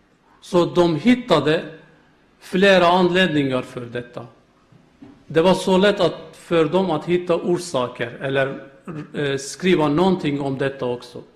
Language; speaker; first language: Swedish; non-native, learner; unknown